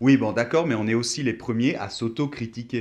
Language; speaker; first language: French; native; French